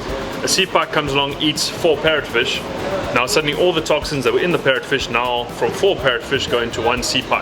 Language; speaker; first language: English; native; English